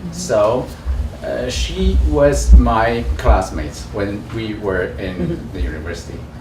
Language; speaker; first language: English; non-native, learner; Chinese